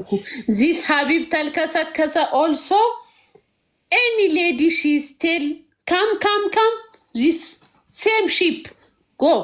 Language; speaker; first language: English; non-native, learner; Amharic